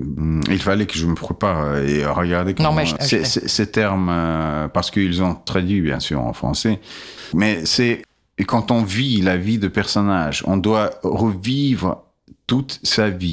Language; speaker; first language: French; non-native, fluent; Russian